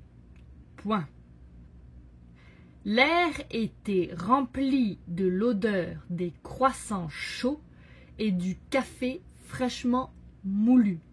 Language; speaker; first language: French; native; French